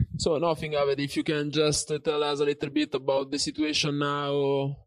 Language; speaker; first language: English; non-native, learner; Italian